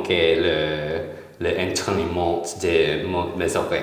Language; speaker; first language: French; non-native, learner; English